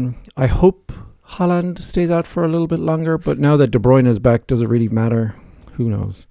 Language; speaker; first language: English; native; English